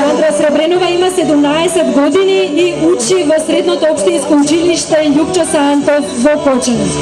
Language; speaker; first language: Macedonian; native; Macedonian